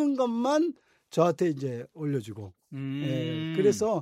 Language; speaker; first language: Korean; native; Korean